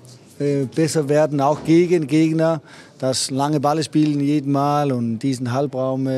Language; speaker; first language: German; non-native, fluent; Danish